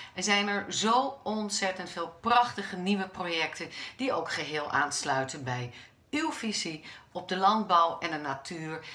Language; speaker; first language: Dutch; native; Dutch